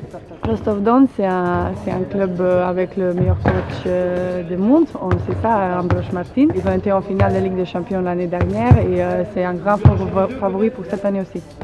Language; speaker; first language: French; non-native, fluent; Slovenian